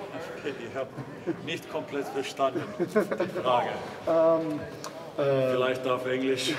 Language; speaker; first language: German; non-native, fluent; Finnish